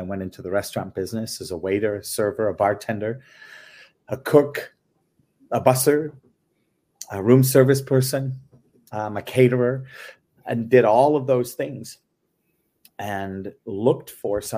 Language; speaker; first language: English; native; English